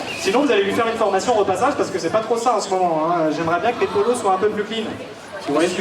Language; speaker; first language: French; native; French